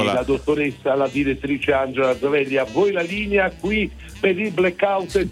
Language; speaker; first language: Italian; native; Italian